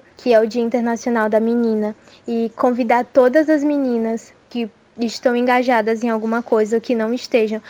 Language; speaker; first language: Portuguese; native; Portuguese